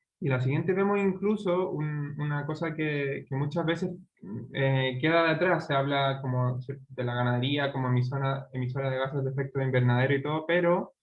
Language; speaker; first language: Spanish; native; Spanish